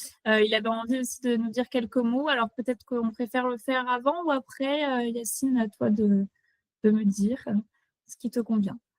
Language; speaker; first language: French; native; French